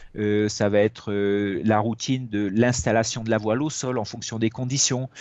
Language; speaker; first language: French; native; French